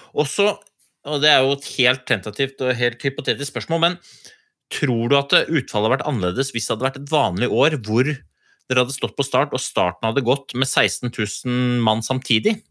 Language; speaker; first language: Norwegian; native; Norwegian